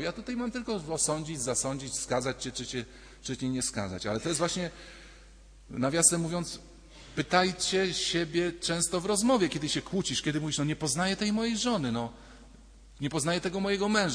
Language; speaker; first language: Polish; native; Polish